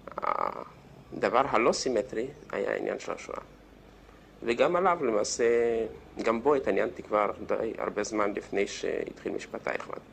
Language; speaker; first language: Hebrew; non-native, fluent; Russian